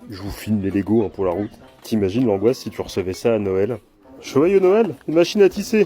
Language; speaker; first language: French; native; French